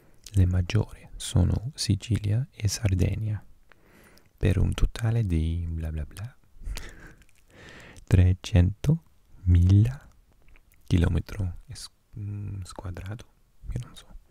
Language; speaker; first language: Italian; non-native, learner; Welsh